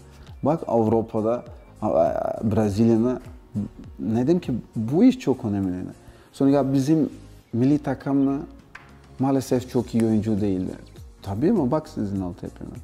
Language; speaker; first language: Turkish; non-native, learner; Portuguese